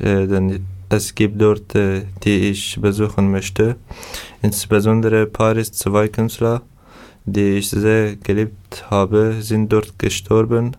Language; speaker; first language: German; non-native, learner; Turkish